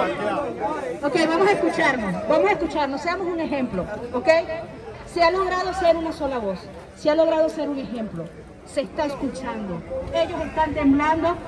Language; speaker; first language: Spanish; native; Spanish